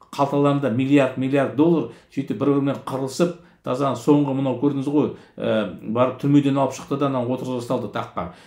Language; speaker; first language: Kazakh; native; Kazakh